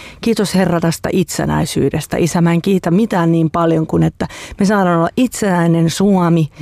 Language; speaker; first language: Finnish; native; Finnish